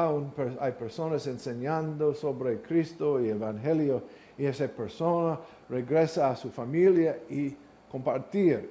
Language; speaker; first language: Spanish; non-native, learner; English